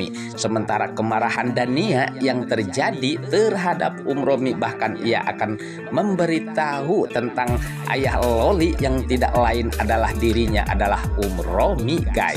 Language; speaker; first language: Indonesian; native; Indonesian